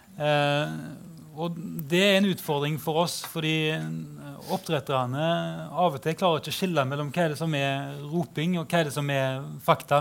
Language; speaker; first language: Norwegian; native; Norwegian